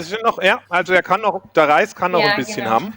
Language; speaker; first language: German; native; German